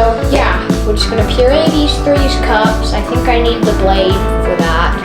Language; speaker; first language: English; native; English